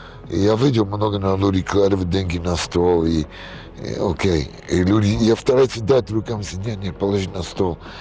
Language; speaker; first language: Russian; non-native, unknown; English